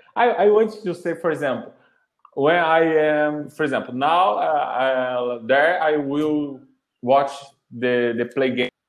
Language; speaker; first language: English; non-native, learner; Portuguese